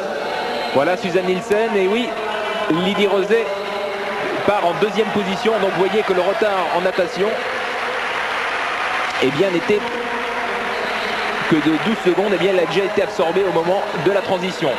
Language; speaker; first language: French; native; French